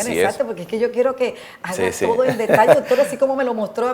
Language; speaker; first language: Spanish; native; Spanish